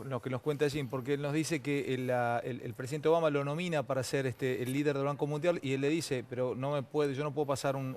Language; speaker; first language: Spanish; native; Spanish